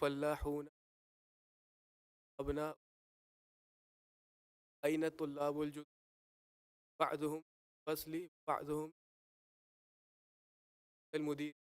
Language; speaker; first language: Arabic; non-native, learner; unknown